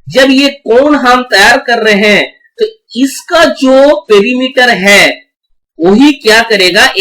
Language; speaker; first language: Hindi; non-native, local second language; Bangla